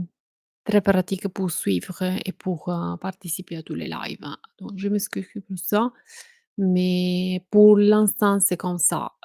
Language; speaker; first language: French; non-native, fluent; Italian